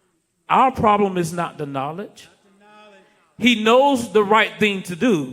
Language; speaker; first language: English; native; English